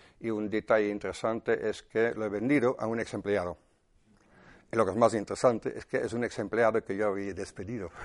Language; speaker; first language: Spanish; non-native, fluent; Dutch